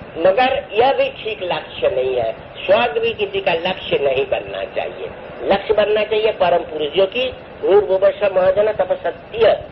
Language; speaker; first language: Hindi; non-native, local second language; Bangla